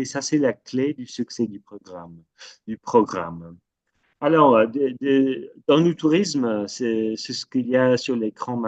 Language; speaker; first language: French; non-native, fluent; English